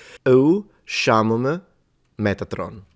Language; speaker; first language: Portuguese; non-native, learner; Italian